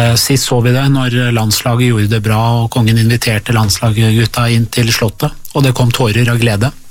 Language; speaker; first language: Norwegian; early bilingual, other home language; Persian